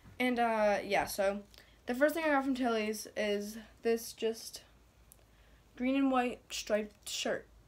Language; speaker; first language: English; native; English